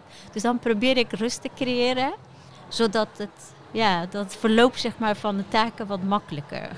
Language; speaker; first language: Dutch; non-native, fluent; Persian